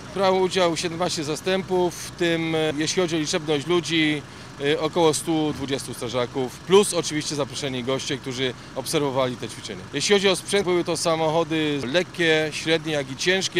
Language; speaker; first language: Polish; native; Polish